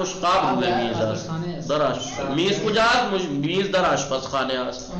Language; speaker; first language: Persian; non-native, fluent; Urdu